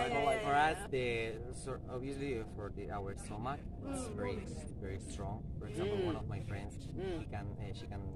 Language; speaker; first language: English; non-native, learner; Spanish